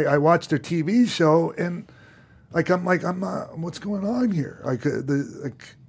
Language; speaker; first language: English; native; English